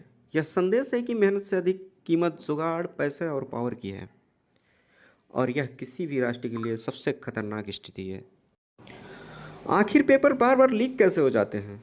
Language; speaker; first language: Hindi; native; Hindi